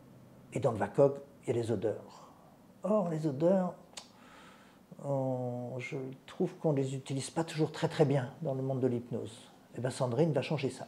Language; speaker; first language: French; native; French